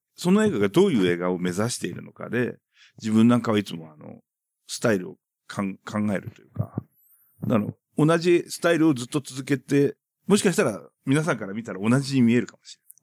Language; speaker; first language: Japanese; native; Japanese